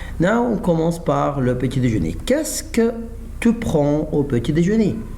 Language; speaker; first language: French; non-native, fluent; Arabic